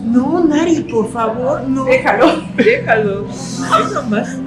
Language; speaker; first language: Spanish; native; Spanish